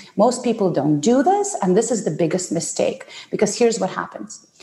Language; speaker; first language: English; non-native, fluent; Ukrainian